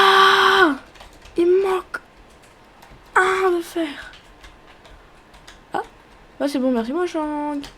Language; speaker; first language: French; native; French